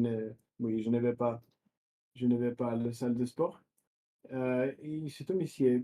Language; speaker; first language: French; non-native, fluent; Russian